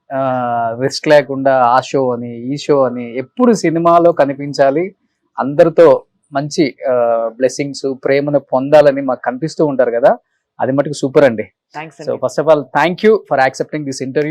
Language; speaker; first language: Telugu; native; Telugu